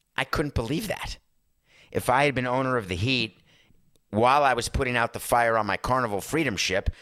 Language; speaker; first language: English; native; English